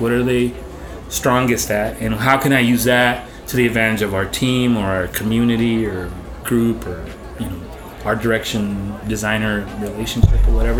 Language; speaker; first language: English; early bilingual, other home language; Spanish